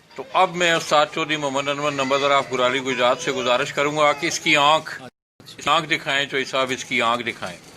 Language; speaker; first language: Urdu; non-native, local second language; Punjabi